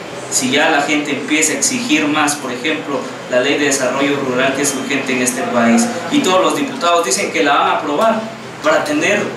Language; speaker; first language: Spanish; native; Spanish